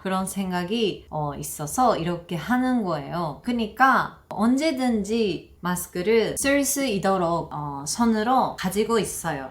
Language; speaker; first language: Korean; non-native, learner; Japanese